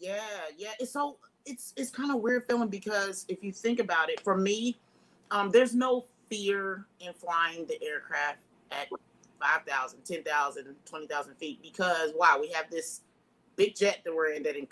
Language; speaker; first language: English; native; English